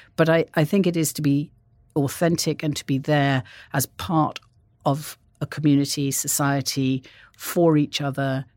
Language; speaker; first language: English; native; English